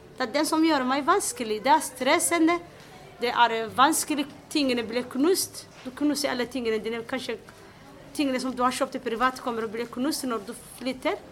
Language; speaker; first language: Norwegian; non-native, fluent; Somali